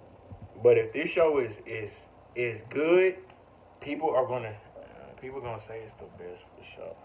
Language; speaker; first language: English; native; English